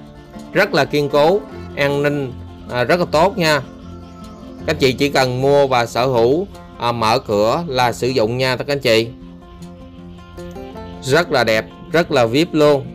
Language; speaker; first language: Vietnamese; native; Vietnamese